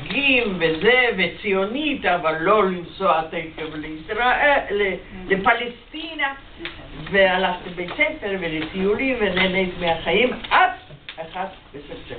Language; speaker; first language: Hebrew; non-native, fluent; Yiddish